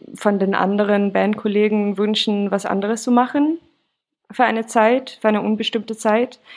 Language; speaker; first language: German; non-native, fluent; Swedish